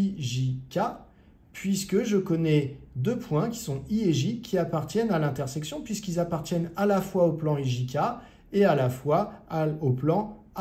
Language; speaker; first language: French; native; French